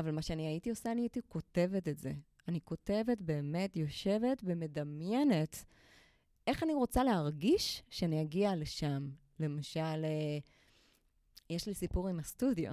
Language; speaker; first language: Hebrew; non-native, fluent; Spanish